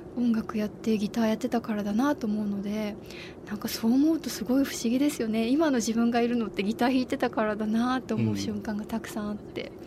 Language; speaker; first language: Japanese; native; Japanese